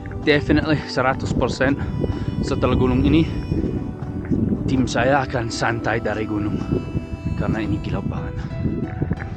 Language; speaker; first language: Indonesian; non-native, learner; English